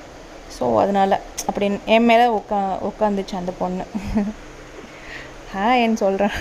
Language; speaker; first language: Tamil; non-native, local second language; Telugu